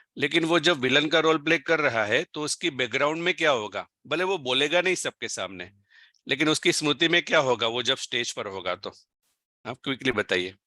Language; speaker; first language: Hindi; non-native, local second language; Gujarati